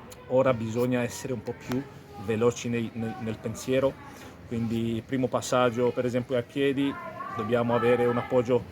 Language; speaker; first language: Italian; non-native, fluent; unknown